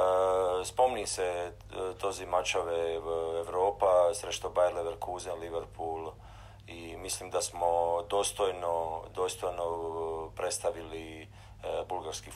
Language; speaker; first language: Bulgarian; non-native, learner; Croatian